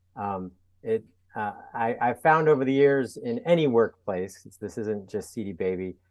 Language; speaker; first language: English; native; English